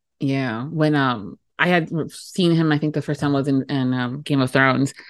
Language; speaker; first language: English; native; English